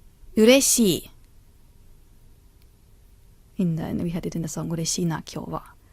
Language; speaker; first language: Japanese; non-native, fluent; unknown